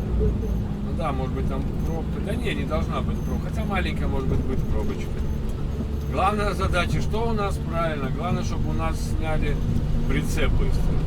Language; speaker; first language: Russian; native; Russian